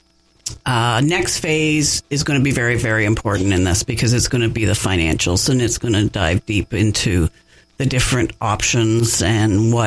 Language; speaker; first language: English; native; English